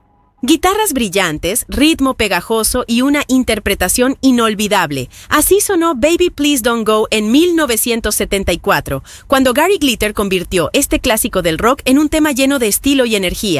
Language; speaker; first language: Spanish; native; Spanish